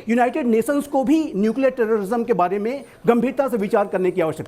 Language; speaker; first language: Hindi; native; Hindi